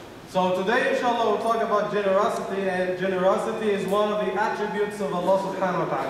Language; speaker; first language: English; non-native, fluent; Arabic